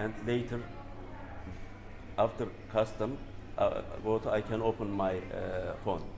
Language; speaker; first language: English; non-native, learner; Turkish